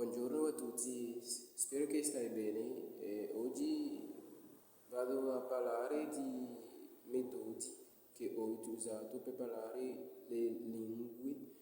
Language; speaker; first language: Italian; non-native, learner; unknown